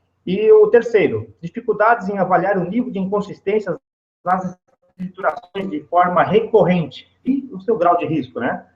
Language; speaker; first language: Portuguese; native; Portuguese